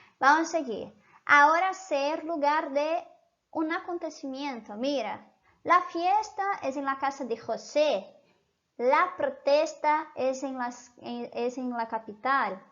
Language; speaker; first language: Spanish; non-native, fluent; Portuguese